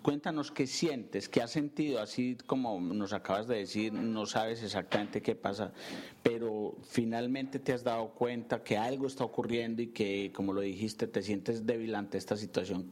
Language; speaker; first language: Spanish; native; Spanish